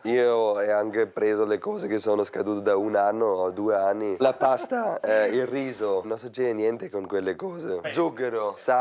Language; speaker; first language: Italian; non-native, fluent; German